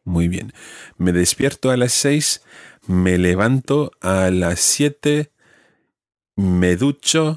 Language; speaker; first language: Spanish; non-native, fluent; English